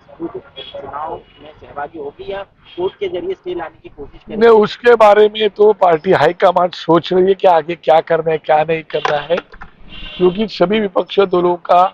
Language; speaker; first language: Hindi; non-native, local second language; Marathi